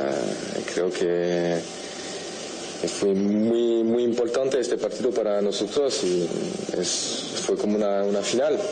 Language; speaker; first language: Spanish; non-native, fluent; French